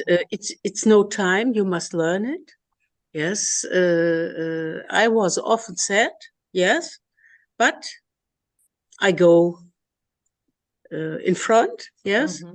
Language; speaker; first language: English; non-native, learner; German